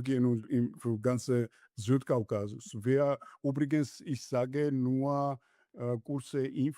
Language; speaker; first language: German; non-native, learner; Georgian